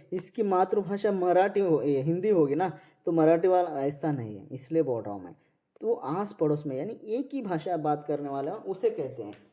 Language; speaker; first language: Hindi; non-native, local second language; Marathi